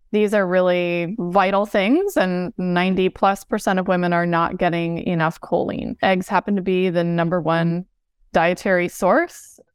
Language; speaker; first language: English; native; English